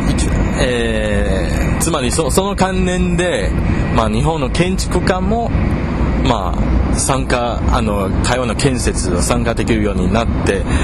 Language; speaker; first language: Japanese; non-native, fluent; Chinese